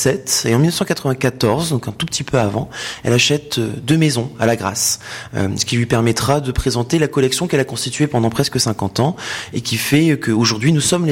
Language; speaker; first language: French; native; French